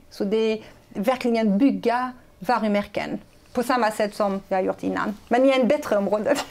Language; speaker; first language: Swedish; non-native, fluent; French